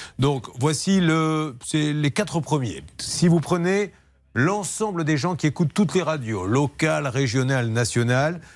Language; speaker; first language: French; native; French